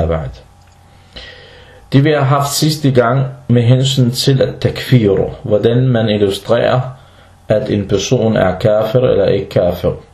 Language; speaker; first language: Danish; early bilingual, other home language; Arabic